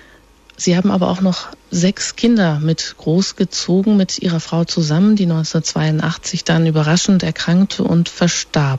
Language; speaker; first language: German; native; German